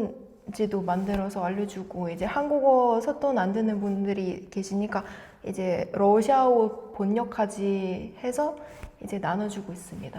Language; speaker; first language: Korean; non-native, fluent; Russian